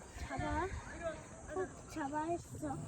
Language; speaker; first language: Korean; early bilingual, other home language; Uzbek